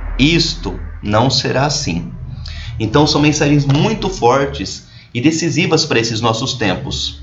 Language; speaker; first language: Portuguese; native; Portuguese